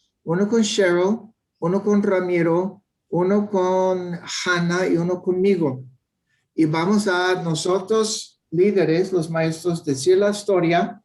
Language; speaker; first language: Spanish; non-native, fluent; English